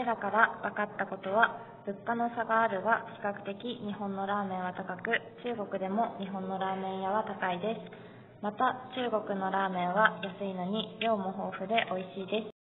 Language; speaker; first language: Japanese; native; Japanese